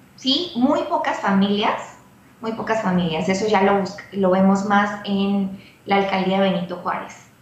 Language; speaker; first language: Spanish; native; Spanish